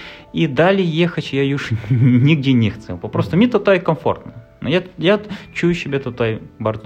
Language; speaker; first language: Polish; non-native, learner; Russian